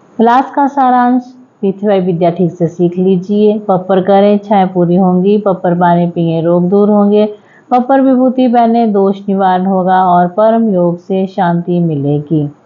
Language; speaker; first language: Hindi; native; Hindi